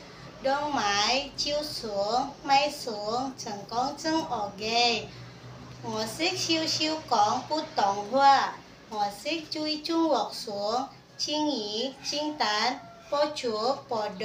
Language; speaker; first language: Cantonese; non-native, learner; Indonesian